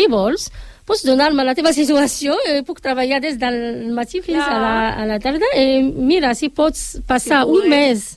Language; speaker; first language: Catalan; non-native, learner; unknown